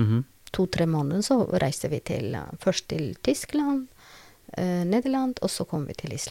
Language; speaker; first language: Norwegian; non-native, learner; Albanian